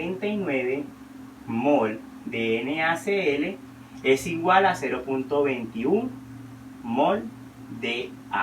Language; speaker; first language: Spanish; native; Spanish